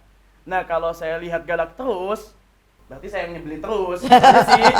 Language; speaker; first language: Indonesian; native; Indonesian